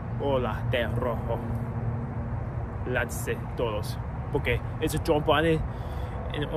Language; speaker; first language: Spanish; non-native, learner; English